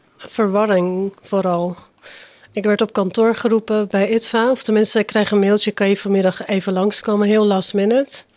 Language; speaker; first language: Dutch; early bilingual, other home language; Persian